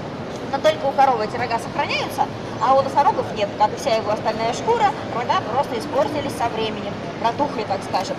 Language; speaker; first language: Russian; native; Russian